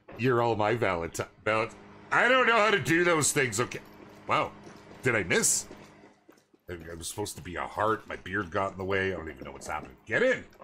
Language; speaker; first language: English; native; English